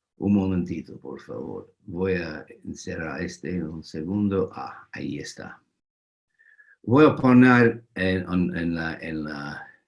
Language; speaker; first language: Spanish; non-native, fluent; English